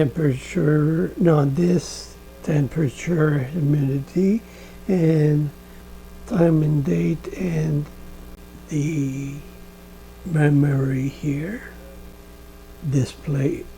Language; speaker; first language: English; non-native, learner; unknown